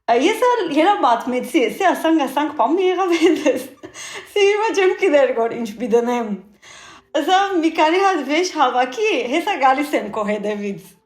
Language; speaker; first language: Armenian; early bilingual, heritage; Armenian